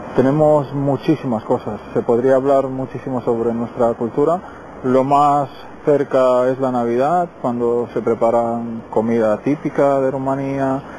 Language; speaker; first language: Spanish; non-native, fluent; Romanian